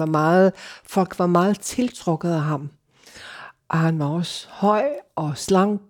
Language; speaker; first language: Danish; non-native, fluent; English